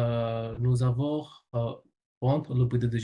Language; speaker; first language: French; non-native, learner; Bangla